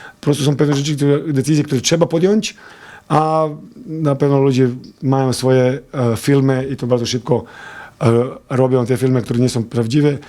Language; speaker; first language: Polish; non-native, fluent; Serbian